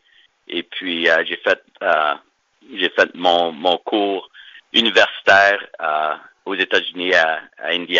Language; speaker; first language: French; native; French